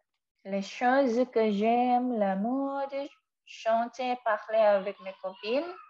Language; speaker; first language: French; non-native, fluent; Indonesian